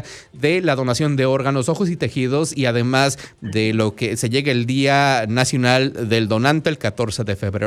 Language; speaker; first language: Spanish; native; Spanish